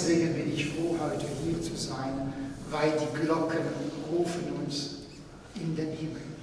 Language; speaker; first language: German; non-native, fluent; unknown